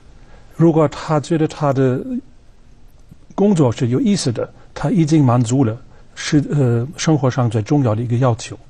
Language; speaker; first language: Chinese; non-native, fluent; German